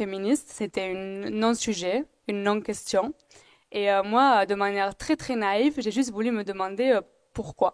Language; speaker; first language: French; native; French